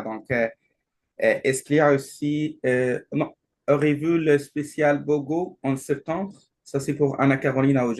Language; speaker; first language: French; non-native, learner; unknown